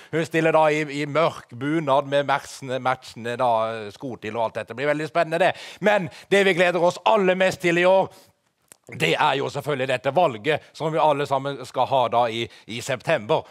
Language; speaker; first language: Norwegian; native; Norwegian